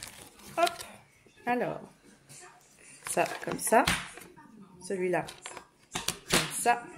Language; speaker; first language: French; native; French